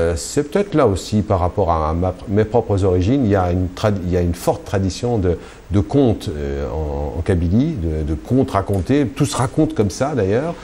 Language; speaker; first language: French; early bilingual, other home language; Kabyle